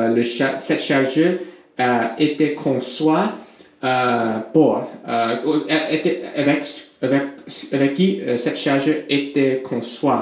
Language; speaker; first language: French; non-native, learner; English